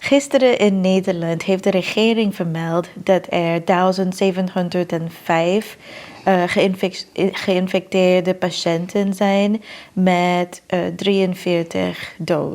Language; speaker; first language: Dutch; non-native, fluent; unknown